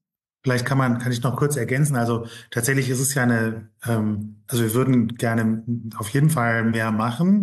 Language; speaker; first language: German; native; German